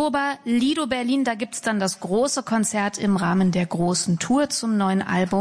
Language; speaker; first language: German; native; German